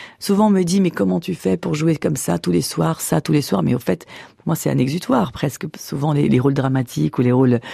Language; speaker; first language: French; early bilingual, other home language; Portuguese